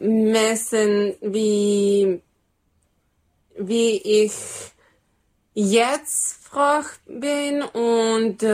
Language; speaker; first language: German; non-native, learner; Serbian